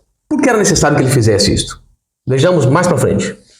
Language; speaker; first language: Portuguese; native; Portuguese